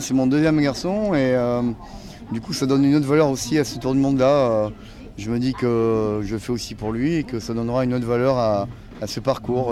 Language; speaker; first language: French; native; French